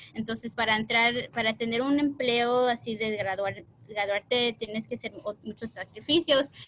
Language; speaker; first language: Spanish; early bilingual, heritage; Spanish